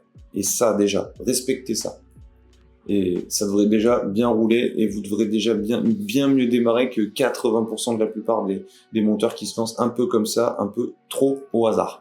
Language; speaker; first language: French; native; French